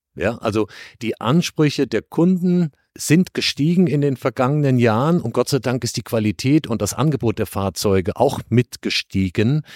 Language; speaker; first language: German; native; German